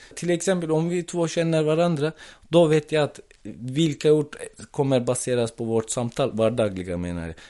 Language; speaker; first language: Swedish; non-native, fluent; Turkish